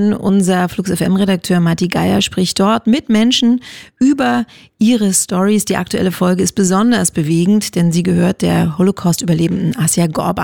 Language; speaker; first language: German; native; German